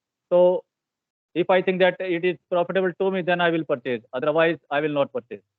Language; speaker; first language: English; non-native, learner; Hindi